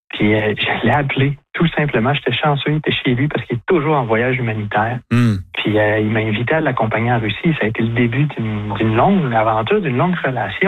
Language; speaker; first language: French; native; French